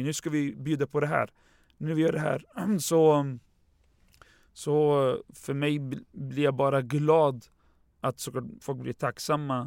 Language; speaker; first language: Swedish; non-native, fluent; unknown